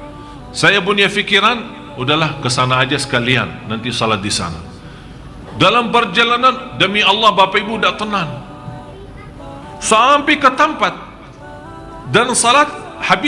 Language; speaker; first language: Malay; non-native, fluent; Arabic